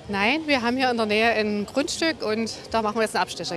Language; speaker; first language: German; native; German